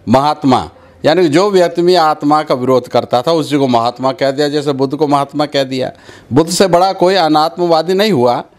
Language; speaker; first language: Hindi; native; Hindi